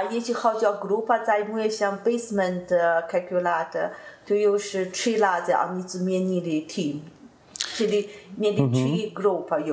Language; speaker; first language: Polish; non-native, learner; Chinese